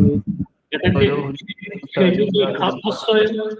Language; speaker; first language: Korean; non-native, fluent; Urdu